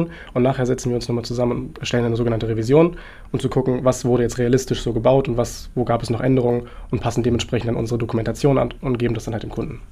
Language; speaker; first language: German; native; German